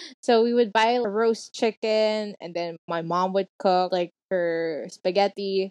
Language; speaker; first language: English; non-native, local second language; Filipino